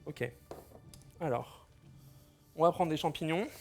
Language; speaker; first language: French; native; French